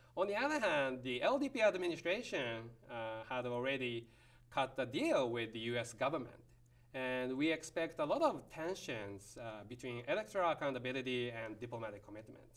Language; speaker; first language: English; non-native, fluent; Japanese